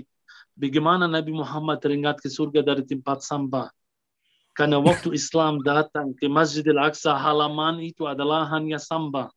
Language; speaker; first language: Indonesian; non-native, fluent; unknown